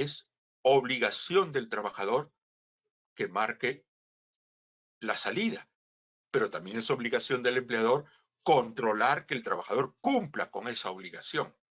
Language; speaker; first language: Spanish; native; Spanish